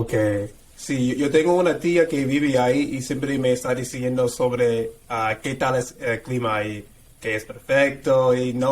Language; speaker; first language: Spanish; non-native, fluent; English